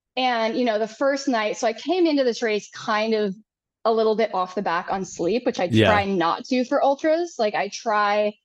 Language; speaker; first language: English; native; English